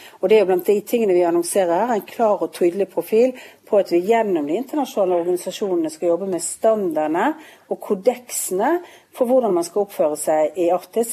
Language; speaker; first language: Norwegian; native; Norwegian